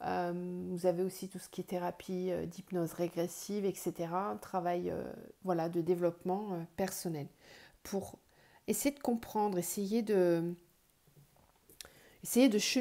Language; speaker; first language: French; native; French